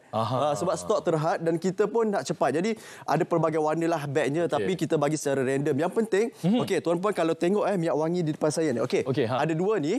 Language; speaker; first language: Malay; native; Malay